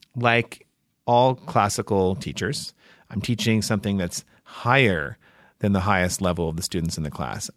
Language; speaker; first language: English; native; English